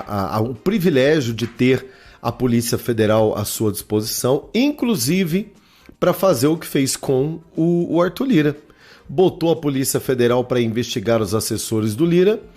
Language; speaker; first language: Portuguese; native; Portuguese